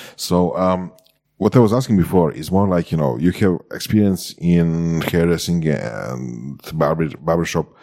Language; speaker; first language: English; non-native, fluent; Croatian